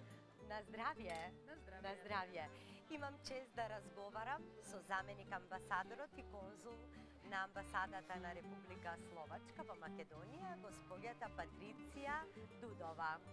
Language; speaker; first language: Macedonian; native; Macedonian